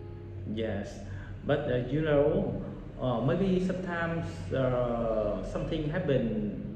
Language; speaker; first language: English; non-native, learner; Vietnamese